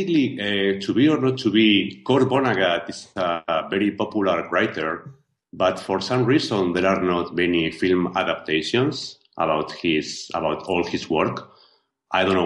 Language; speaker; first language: English; non-native, fluent; Spanish